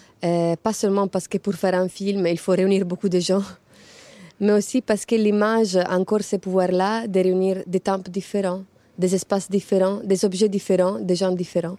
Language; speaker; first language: French; non-native, fluent; Italian